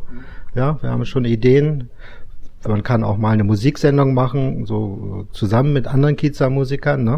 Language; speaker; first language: German; native; German